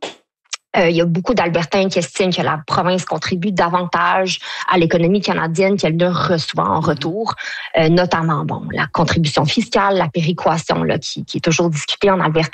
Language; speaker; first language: French; native; French